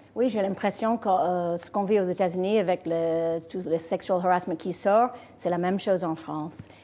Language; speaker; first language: French; non-native, fluent; English